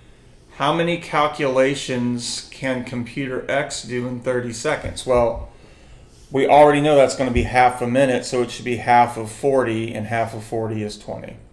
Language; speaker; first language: English; native; English